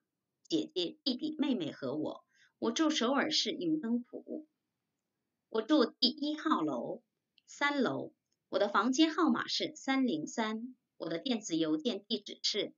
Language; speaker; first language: Chinese; non-native, fluent; Korean